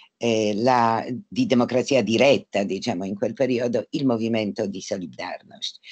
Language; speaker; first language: Italian; non-native, fluent; Polish